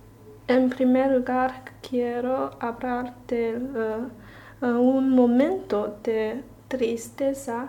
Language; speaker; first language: Spanish; non-native, learner; Chinese